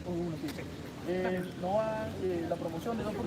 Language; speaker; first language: Spanish; native; Spanish